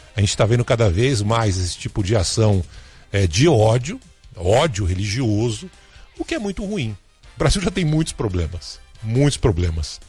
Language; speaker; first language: Portuguese; native; Portuguese